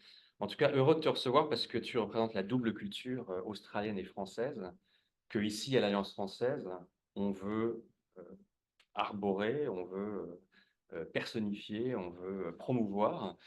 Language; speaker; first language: French; native; French